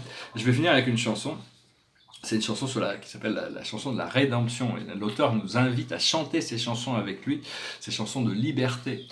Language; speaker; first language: French; native; French